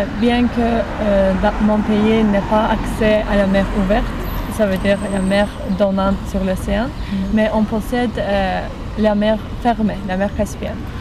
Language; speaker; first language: French; non-native, fluent; Azerbaijani